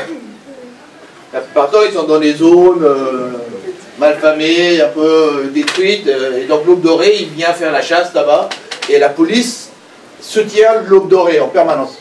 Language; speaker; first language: French; non-native, fluent; Persian